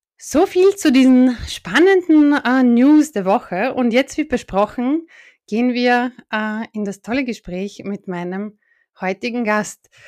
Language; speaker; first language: German; native; German